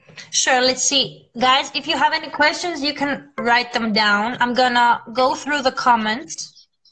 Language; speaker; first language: English; non-native, fluent; Greek